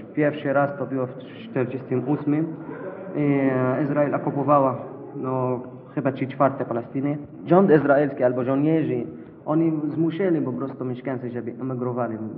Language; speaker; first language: Polish; non-native, learner; Arabic